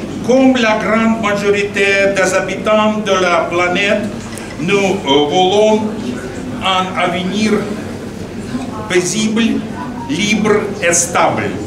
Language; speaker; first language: French; non-native, fluent; Russian